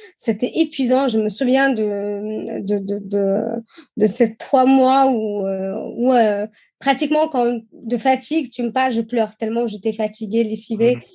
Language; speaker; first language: French; non-native, fluent; Arabic